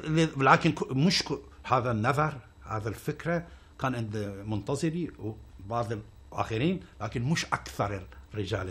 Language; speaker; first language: Arabic; non-native, learner; Persian